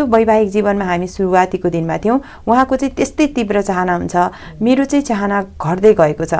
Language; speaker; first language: Nepali; native; Nepali